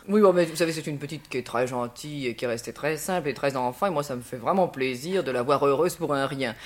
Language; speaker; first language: French; native; French